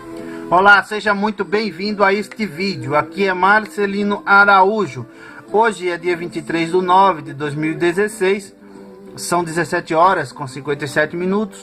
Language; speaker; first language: Portuguese; native; Portuguese